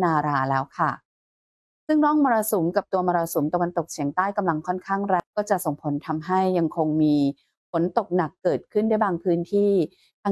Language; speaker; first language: Thai; native; Thai